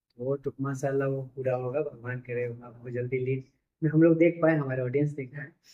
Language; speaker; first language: Hindi; native; Hindi